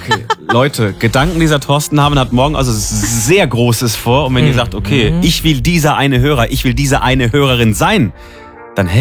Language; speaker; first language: German; native; German